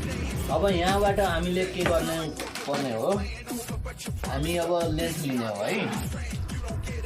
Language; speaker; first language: Nepali; native; Nepali